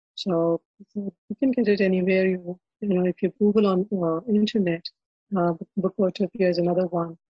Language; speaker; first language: English; non-native, local second language; Telugu